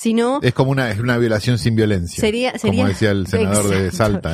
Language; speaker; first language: Spanish; native; Spanish